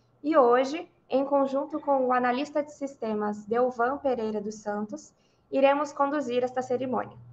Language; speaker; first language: Portuguese; native; Portuguese